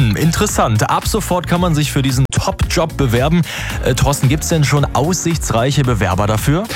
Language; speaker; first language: German; native; German